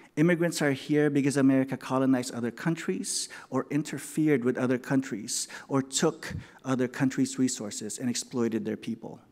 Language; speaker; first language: English; non-native, local second language; Filipino